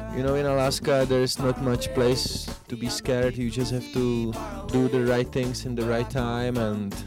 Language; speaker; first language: English; non-native, fluent; Czech